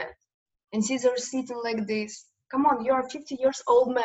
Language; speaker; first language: English; non-native, learner; Ukrainian